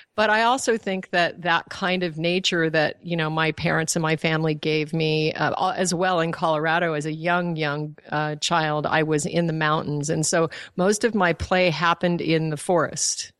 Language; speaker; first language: English; native; English